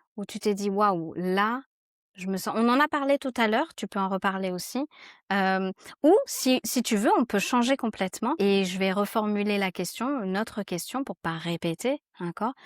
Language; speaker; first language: French; native; French